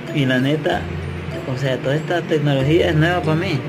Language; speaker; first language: Spanish; early bilingual, heritage; Spanish